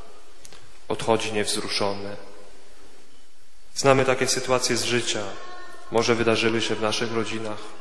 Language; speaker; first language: Polish; native; Polish